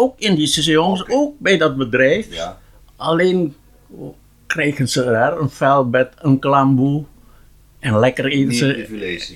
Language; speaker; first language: Dutch; non-native, local second language; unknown